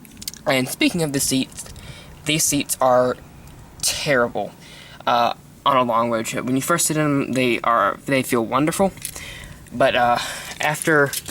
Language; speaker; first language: English; native; English